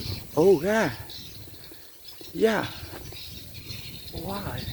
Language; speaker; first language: English; non-native, learner; Vietnamese